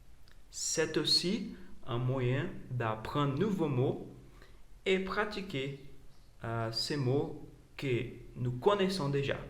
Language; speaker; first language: French; non-native, learner; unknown